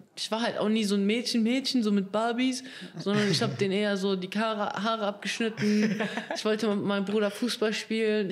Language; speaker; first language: German; early bilingual, other home language; Russian